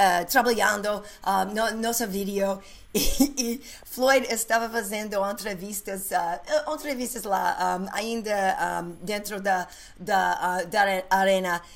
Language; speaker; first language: Portuguese; non-native, learner; English